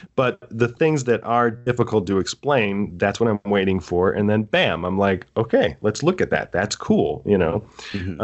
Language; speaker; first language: English; native; English